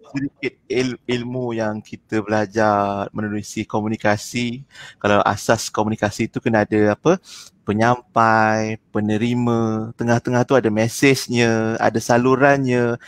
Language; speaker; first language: Malay; native; Malay